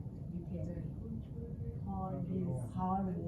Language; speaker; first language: English; non-native, learner; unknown